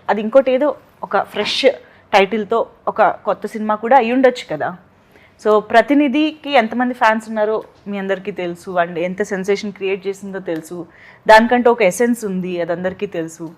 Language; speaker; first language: Telugu; native; Telugu